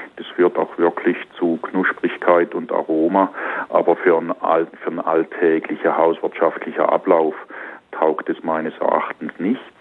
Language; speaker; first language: German; native; German